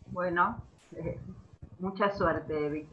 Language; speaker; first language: Spanish; native; Spanish